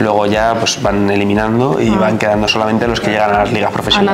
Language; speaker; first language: Spanish; native; Spanish